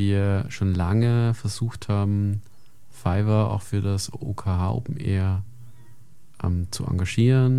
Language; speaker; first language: German; native; German